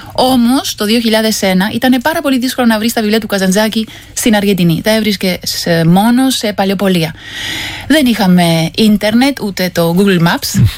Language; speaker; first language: Greek; non-native, fluent; Spanish